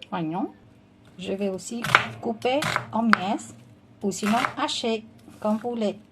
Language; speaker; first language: French; non-native, fluent; Vietnamese